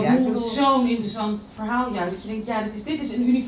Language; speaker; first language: Dutch; native; Dutch